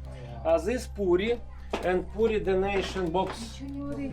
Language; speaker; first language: English; non-native, learner; Russian